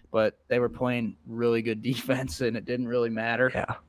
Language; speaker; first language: English; native; English